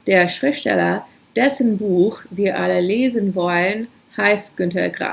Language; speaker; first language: German; non-native, fluent; English